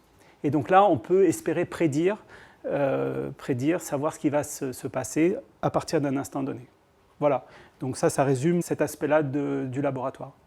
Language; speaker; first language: French; native; French